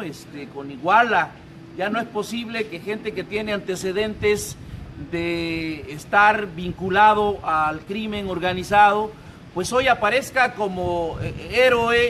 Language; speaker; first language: Spanish; native; Spanish